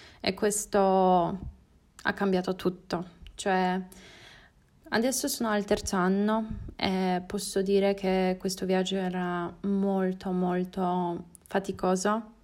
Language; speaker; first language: Italian; non-native, learner; Polish